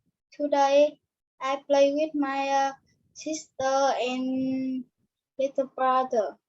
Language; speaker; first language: English; non-native, learner; Vietnamese